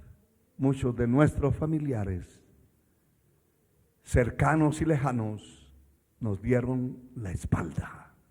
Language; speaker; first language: Spanish; native; Spanish